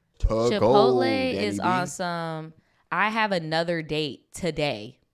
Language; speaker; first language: English; native; English